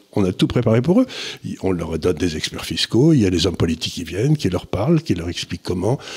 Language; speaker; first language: French; native; French